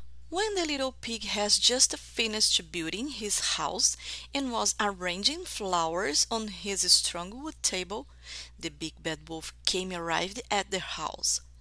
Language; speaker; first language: English; non-native, fluent; Portuguese